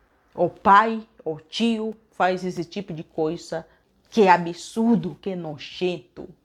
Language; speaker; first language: Portuguese; non-native, local second language; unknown